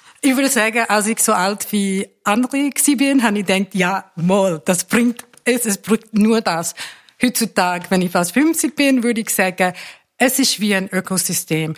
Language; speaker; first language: German; non-native, fluent; English